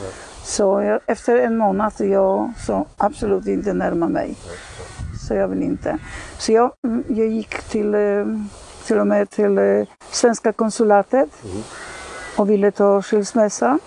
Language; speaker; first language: Swedish; non-native, fluent; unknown